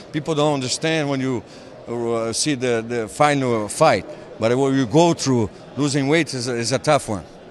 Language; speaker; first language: English; non-native, fluent; Portuguese